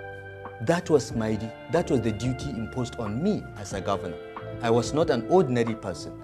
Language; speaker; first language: English; non-native, local second language; Hausa